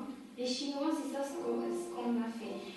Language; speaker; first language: French; non-native, learner; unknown